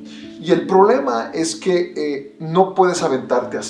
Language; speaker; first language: Spanish; native; Spanish